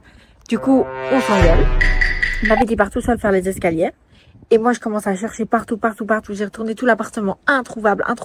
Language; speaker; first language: French; native; French